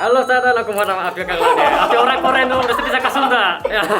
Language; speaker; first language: Indonesian; non-native, fluent; Korean